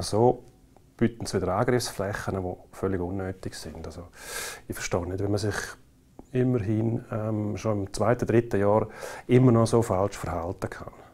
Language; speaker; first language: German; native; German